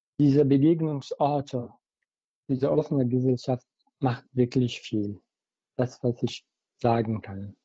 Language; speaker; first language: German; non-native, fluent; Arabic